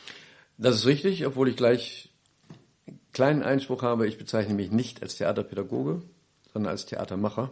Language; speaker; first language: German; native; German